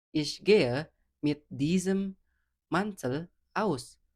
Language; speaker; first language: German; non-native, fluent; Indonesian